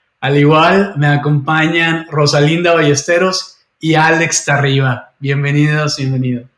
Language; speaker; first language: Spanish; native; Spanish